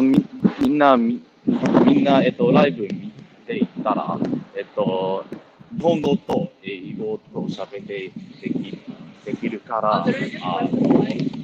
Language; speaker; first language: Japanese; non-native, learner; English